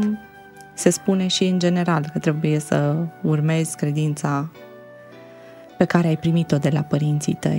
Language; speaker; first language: Romanian; native; Romanian